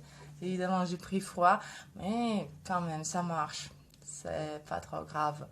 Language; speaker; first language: French; non-native, fluent; Russian